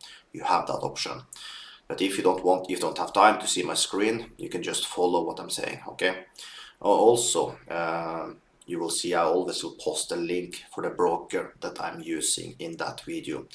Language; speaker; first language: English; non-native, fluent; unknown